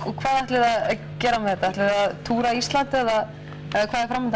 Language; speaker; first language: Icelandic; native; Icelandic